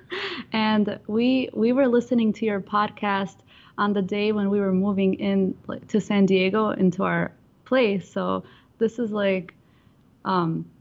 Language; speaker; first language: English; non-native, fluent; Russian